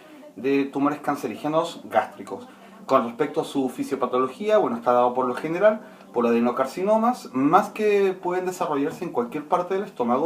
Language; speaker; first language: Spanish; native; Spanish